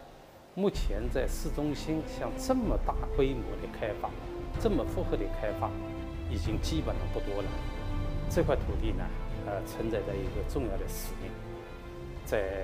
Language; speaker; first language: Chinese; native; Chinese